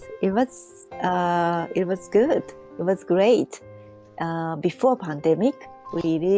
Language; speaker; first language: English; non-native, learner; Japanese